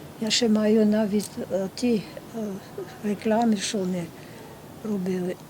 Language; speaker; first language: Ukrainian; early bilingual, heritage; Ukrainian